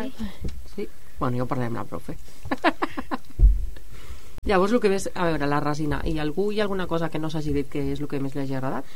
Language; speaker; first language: Catalan; native; Catalan